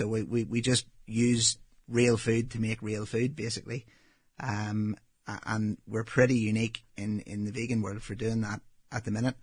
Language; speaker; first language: English; native; English